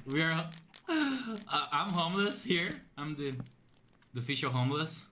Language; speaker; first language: English; non-native, fluent; Portuguese